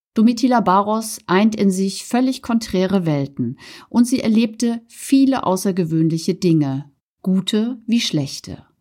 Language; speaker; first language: German; native; German